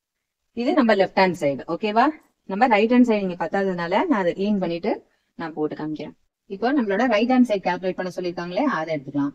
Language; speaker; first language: Tamil; native; Tamil